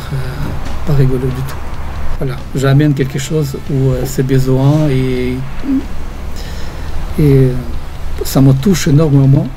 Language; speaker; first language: French; non-native, fluent; Russian